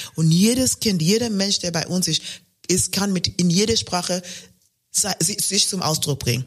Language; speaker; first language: German; non-native, fluent; Luo (Kenya and Tanzania)